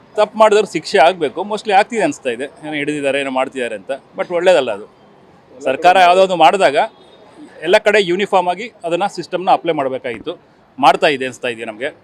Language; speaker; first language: Kannada; native; Kannada